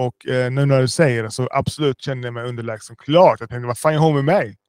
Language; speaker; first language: Swedish; early bilingual, other home language; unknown